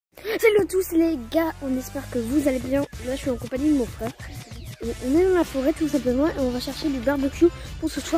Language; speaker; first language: French; native; French